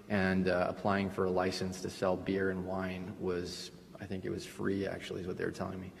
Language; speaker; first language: English; early bilingual, other home language; Spanish